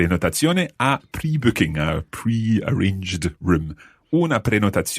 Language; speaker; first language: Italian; non-native, fluent; English